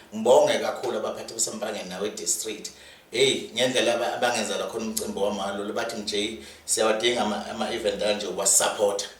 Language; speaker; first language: Zulu; native; Zulu